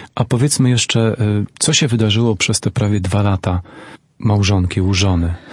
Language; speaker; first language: Polish; native; Polish